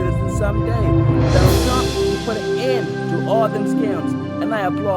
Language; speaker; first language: English; native; English